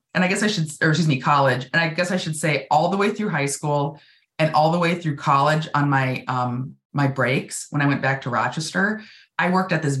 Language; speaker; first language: English; native; English